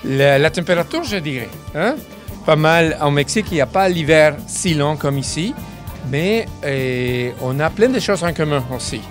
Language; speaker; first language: French; non-native, fluent; Spanish